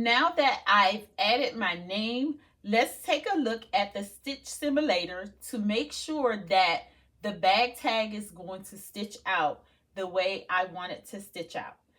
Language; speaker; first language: English; native; English